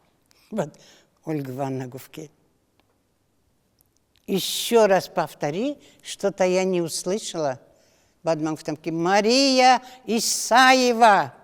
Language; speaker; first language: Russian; non-native, local second language; Tajik